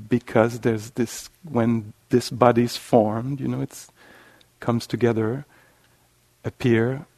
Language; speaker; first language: English; non-native, fluent; French